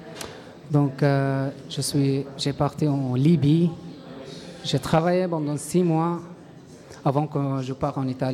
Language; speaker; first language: French; non-native, learner; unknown